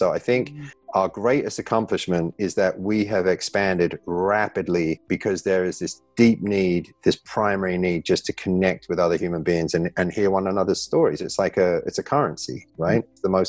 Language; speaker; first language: English; native; English